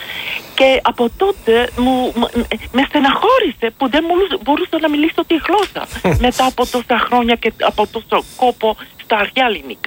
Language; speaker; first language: Greek; non-native, fluent; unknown